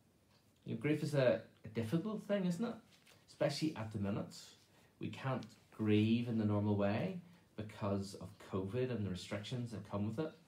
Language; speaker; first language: English; native; English